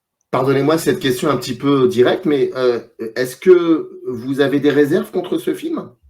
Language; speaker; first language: French; native; French